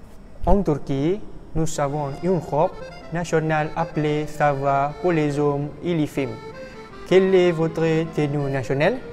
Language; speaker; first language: French; non-native, learner; Malay